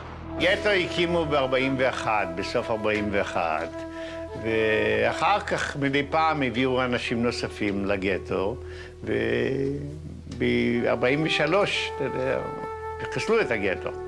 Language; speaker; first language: Hebrew; non-native, fluent; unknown